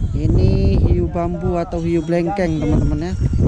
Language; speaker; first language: Malay; native; Malay